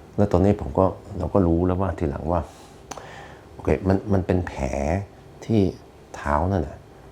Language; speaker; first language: Thai; non-native, fluent; Norwegian